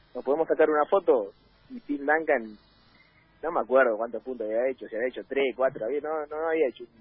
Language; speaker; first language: Spanish; native; Spanish